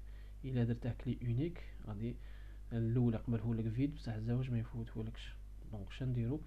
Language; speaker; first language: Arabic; native; Arabic